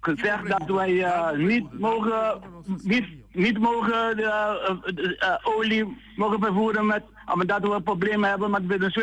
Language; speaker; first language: Dutch; non-native, local second language; Papiamento